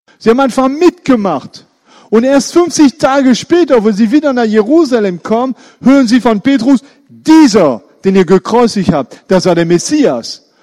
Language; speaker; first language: German; non-native, fluent; French